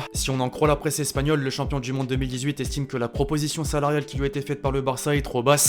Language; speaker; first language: French; native; French